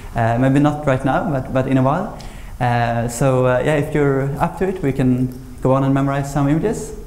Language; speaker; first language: English; non-native, fluent; Swedish